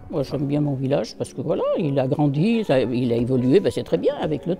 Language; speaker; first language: French; native; French